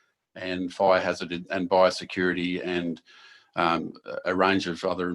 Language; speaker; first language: English; native; English